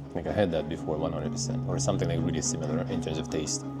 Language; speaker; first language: English; non-native, fluent; Russian